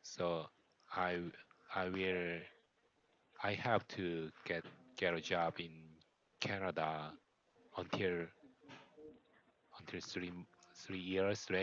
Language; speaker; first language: English; non-native, learner; Korean